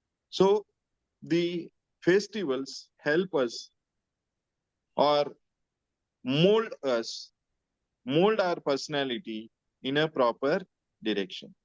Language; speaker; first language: English; non-native, local second language; Marathi